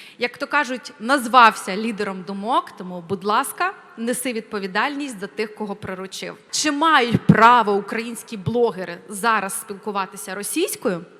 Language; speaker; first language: Ukrainian; non-native, local second language; Russian